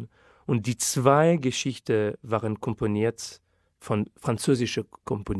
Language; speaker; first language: German; non-native, fluent; French